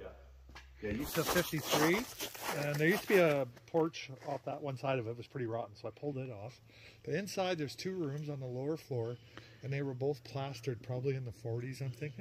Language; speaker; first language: English; native; English